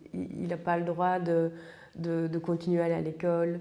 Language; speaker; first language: French; native; French